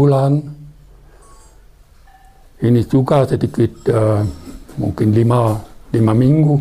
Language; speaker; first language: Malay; non-native, fluent; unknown